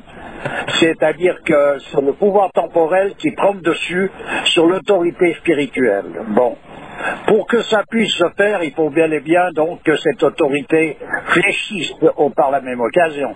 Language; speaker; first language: French; native; French